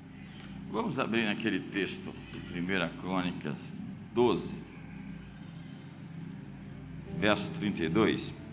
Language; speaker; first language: Portuguese; native; Portuguese